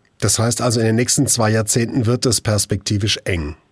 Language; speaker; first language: German; native; German